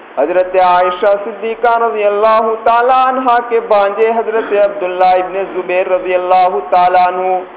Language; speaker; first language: Urdu; native; Urdu